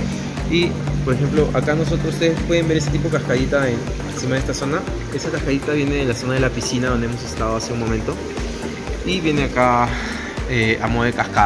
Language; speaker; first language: Spanish; native; Spanish